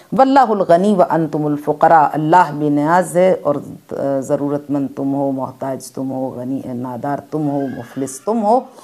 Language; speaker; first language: Urdu; native; Urdu